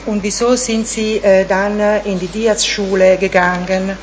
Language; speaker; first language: German; non-native, fluent; Italian